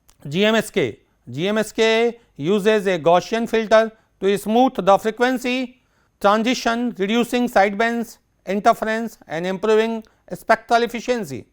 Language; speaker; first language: English; non-native, local second language; Hindi